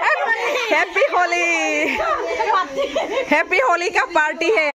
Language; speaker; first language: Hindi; non-native, local second language; Bangla